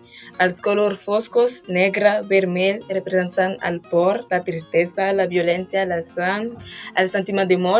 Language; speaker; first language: Catalan; non-native, learner; French